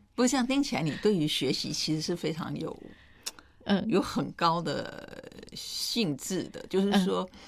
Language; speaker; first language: Chinese; native; Chinese